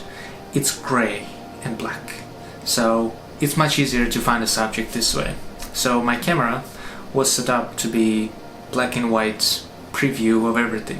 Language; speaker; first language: English; non-native, fluent; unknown